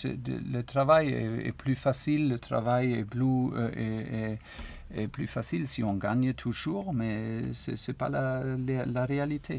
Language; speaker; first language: French; non-native, learner; German